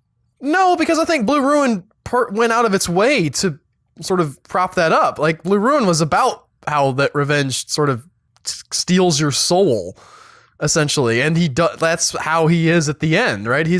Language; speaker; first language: English; native; English